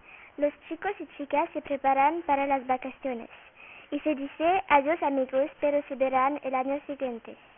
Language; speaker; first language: Spanish; non-native, learner; French